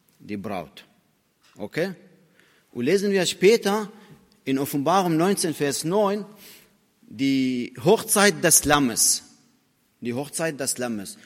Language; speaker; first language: German; non-native, fluent; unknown